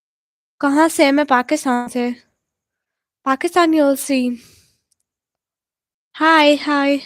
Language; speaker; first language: Hindi; non-native, local second language; Punjabi